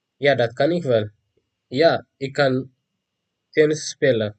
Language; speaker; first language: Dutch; non-native, fluent; Tigrinya